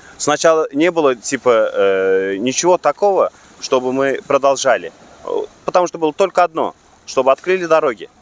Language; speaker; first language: Russian; non-native, local second language; Turkmen